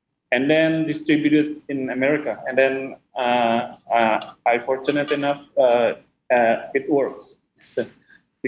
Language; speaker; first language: English; non-native, fluent; Indonesian